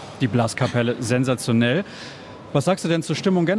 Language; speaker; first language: German; native; German